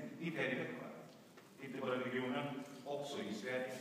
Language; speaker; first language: Swedish; non-native, fluent; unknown